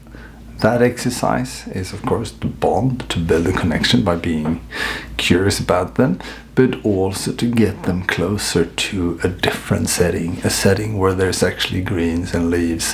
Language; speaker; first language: English; non-native, fluent; Swedish